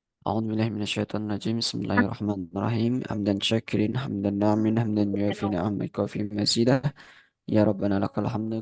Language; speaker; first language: Arabic; non-native, fluent; Indonesian